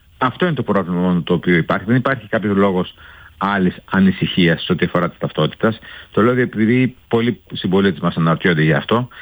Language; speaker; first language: Greek; native; Greek